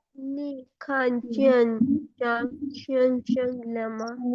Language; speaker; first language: Chinese; non-native, learner; Urdu